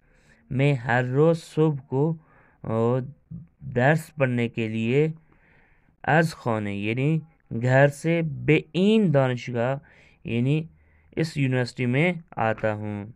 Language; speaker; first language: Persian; non-native, fluent; Urdu